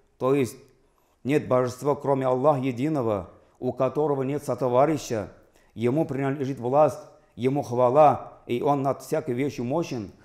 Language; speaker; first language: Russian; non-native, local second language; Tatar